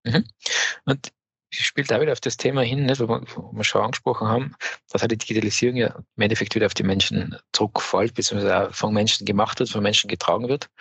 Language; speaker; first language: German; native; German